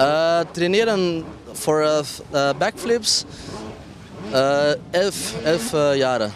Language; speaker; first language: German; non-native, learner; Dutch